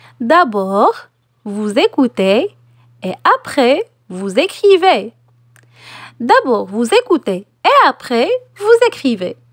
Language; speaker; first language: French; non-native, local second language; Arabic